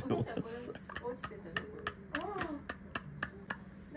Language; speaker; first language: Japanese; native; Japanese